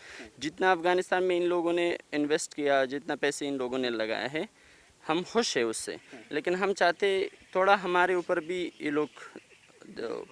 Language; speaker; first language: Hindi; non-native, fluent; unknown